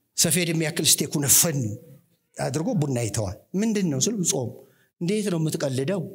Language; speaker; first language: Amharic; native; Amharic